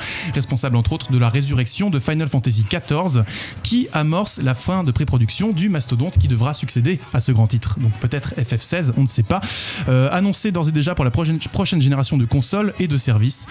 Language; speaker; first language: French; native; French